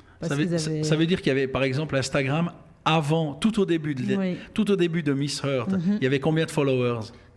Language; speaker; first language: French; native; French